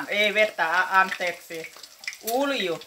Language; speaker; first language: Finnish; non-native, learner; Thai